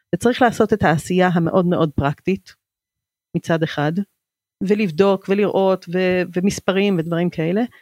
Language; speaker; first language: Hebrew; early bilingual, other home language; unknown